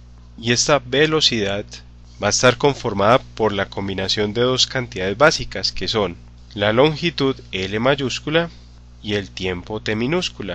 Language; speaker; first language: Spanish; native; Spanish